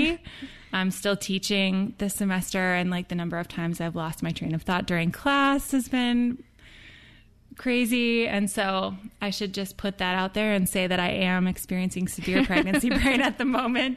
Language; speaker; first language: English; native; English